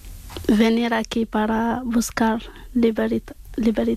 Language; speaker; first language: Spanish; non-native, learner; Arabic